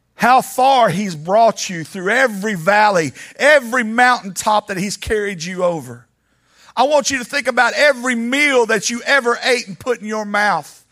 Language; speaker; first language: English; native; English